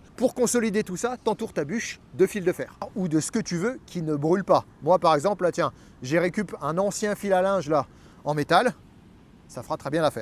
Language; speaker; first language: French; native; French